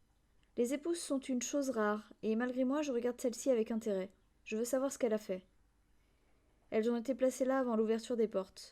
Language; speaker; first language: French; native; French